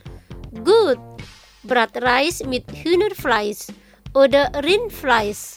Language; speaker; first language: German; non-native, fluent; Indonesian